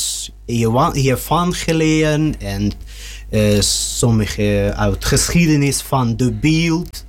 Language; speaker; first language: Dutch; non-native, learner; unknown